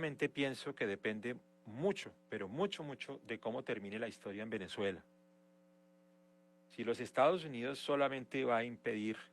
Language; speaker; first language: Spanish; native; Spanish